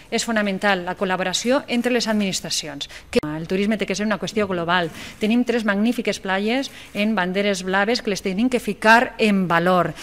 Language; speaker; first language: Catalan; native; Catalan